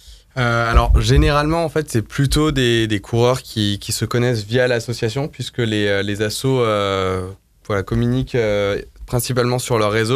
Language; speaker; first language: French; native; French